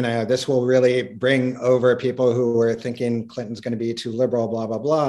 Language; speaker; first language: English; native; English